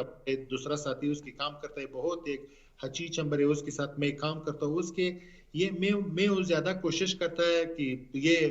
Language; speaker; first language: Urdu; non-native, learner; Pashto